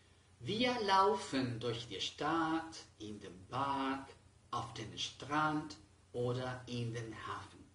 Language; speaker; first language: German; non-native, fluent; Spanish